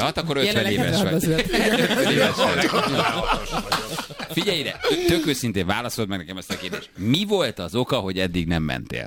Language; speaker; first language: Hungarian; native; Hungarian